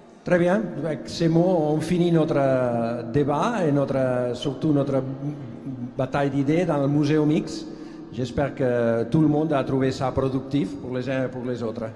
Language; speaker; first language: French; non-native, fluent; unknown